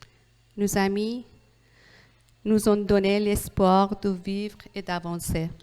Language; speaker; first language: French; non-native, learner; Persian